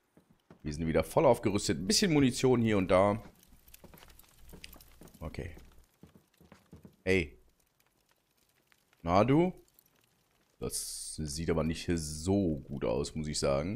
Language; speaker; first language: German; native; German